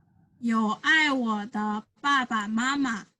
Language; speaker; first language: Chinese; non-native, fluent; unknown